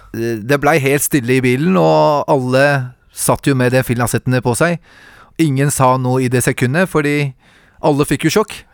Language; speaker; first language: Norwegian; early bilingual, other home language; Kurdish